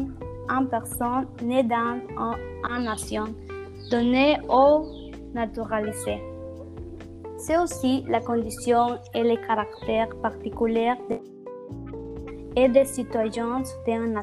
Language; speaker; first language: French; non-native, learner; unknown